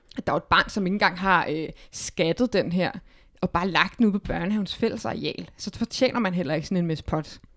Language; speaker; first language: Danish; native; Danish